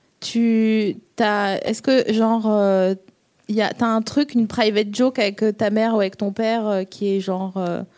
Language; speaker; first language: French; native; French